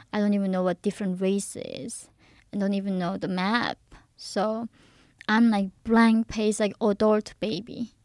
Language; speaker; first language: English; early bilingual, other home language; Korean